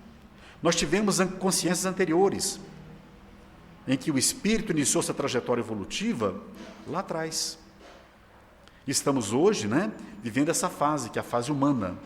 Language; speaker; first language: Portuguese; native; Portuguese